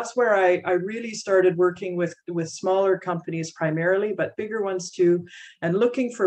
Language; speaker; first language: English; native; English